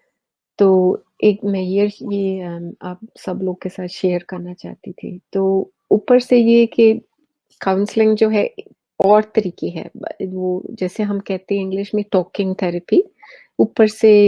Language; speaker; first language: Hindi; early bilingual, heritage; English